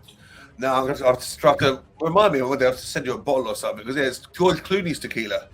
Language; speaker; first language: English; native; English